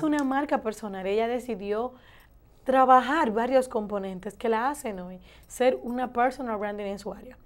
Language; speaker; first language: Spanish; native; Spanish